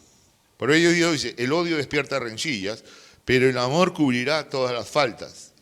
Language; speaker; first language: Spanish; native; Spanish